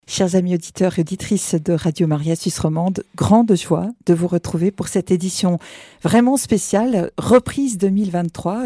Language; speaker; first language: French; native; French